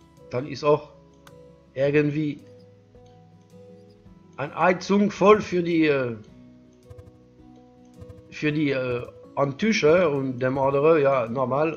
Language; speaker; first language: German; non-native, learner; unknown